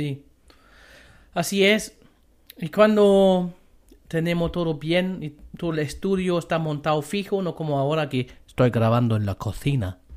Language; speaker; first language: Spanish; non-native, fluent; German